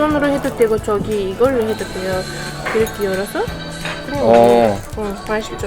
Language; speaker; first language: Korean; non-native, fluent; Uzbek